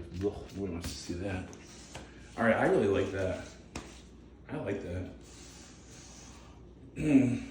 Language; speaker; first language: English; native; English